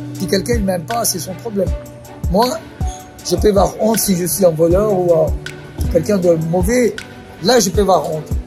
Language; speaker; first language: French; non-native, fluent; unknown